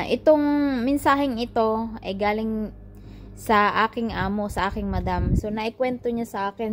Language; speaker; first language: Filipino; native; Filipino